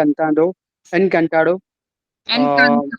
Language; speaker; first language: Spanish; non-native, learner; Hindi